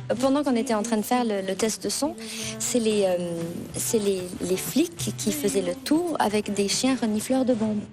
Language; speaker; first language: French; non-native, local second language; Arabic